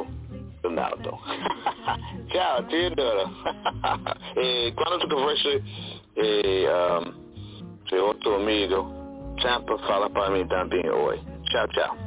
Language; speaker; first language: Portuguese; non-native, learner; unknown